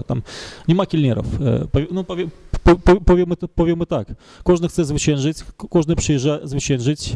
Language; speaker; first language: Polish; non-native, fluent; Russian